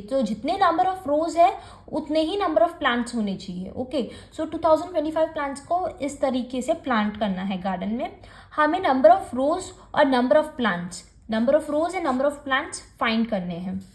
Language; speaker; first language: Hindi; native; Hindi